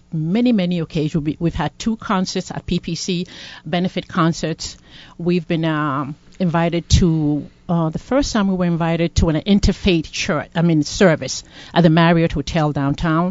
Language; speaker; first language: English; non-native, local second language; Akan